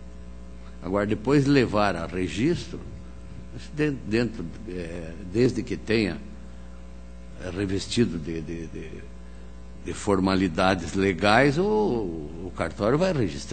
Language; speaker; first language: Portuguese; native; Portuguese